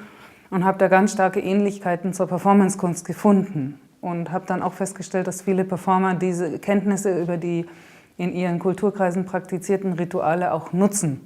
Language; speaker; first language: German; native; German